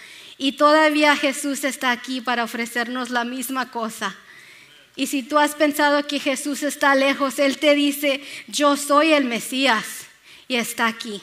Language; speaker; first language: Spanish; early bilingual, other home language; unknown